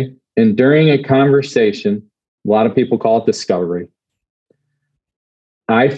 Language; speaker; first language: English; native; English